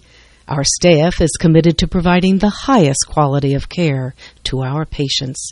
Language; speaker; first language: English; native; English